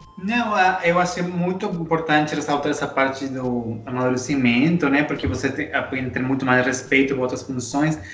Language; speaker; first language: Portuguese; non-native, fluent; Spanish